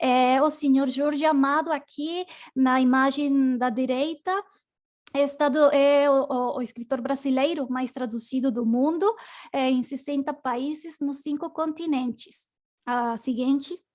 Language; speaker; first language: Portuguese; non-native, learner; Spanish